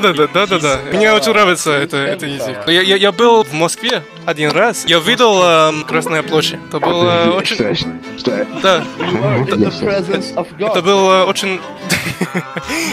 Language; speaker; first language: Russian; non-native, learner; English